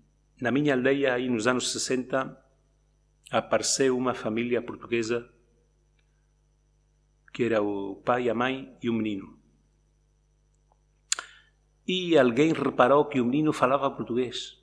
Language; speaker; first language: Portuguese; non-native, local second language; Spanish